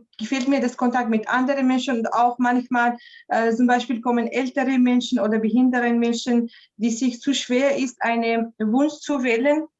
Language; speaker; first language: German; non-native, fluent; Arabic